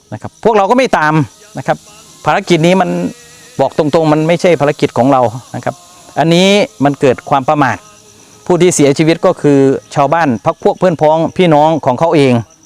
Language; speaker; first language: Thai; native; Thai